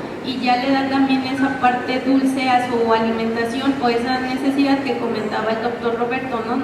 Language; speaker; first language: Spanish; native; Spanish